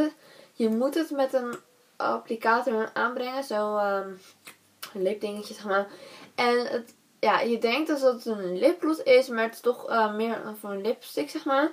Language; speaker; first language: Dutch; native; Dutch